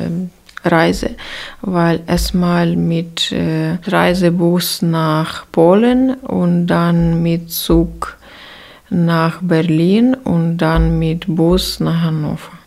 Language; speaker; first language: German; non-native, learner; Ukrainian